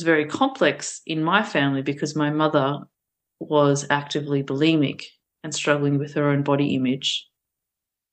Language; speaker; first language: English; early bilingual, other home language; Portuguese